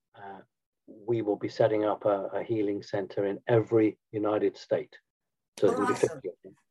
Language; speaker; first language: English; native; English